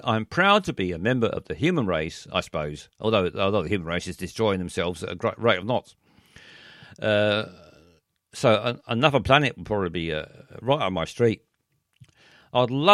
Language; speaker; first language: English; native; English